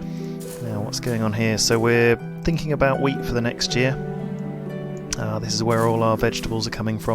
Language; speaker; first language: English; native; English